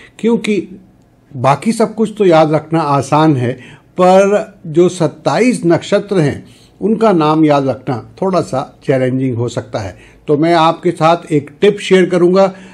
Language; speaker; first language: Hindi; native; Hindi